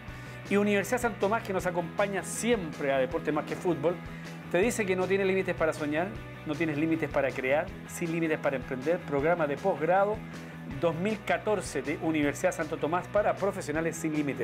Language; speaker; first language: Spanish; native; Spanish